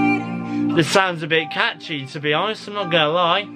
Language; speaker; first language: English; native; English